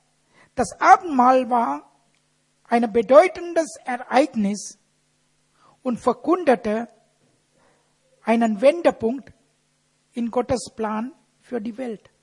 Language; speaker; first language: German; non-native, fluent; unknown